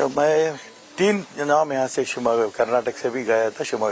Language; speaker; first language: Hindi; non-native, local second language; Kannada